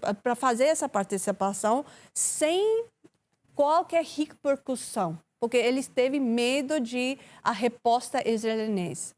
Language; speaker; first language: Portuguese; non-native, learner; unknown